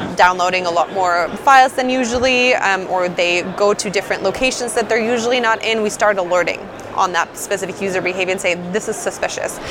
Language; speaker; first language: English; non-native, fluent; German